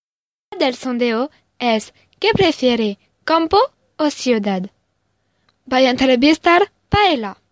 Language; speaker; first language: Spanish; non-native, learner; French